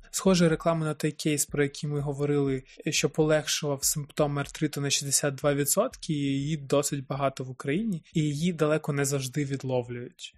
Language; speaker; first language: Ukrainian; native; Ukrainian